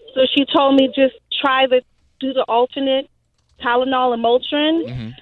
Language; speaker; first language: English; early bilingual, other home language; Haitian Creole